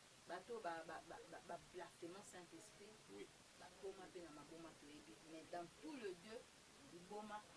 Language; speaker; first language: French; non-native, local second language; Lingala